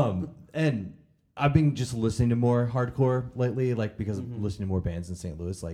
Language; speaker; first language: English; native; English